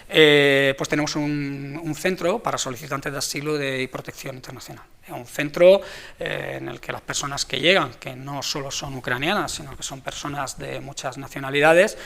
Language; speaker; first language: Spanish; native; Spanish